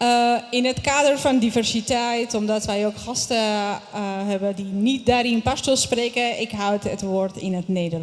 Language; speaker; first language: Dutch; non-native, fluent; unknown